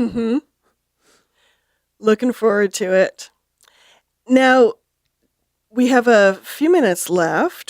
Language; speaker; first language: English; native; English